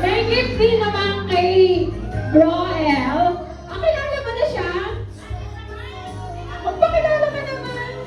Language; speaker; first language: Filipino; native; Filipino